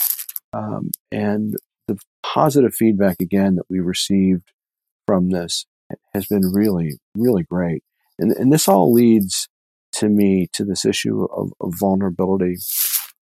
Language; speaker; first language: English; native; English